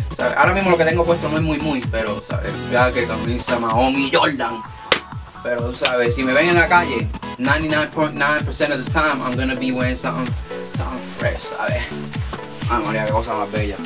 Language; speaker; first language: Spanish; native; Spanish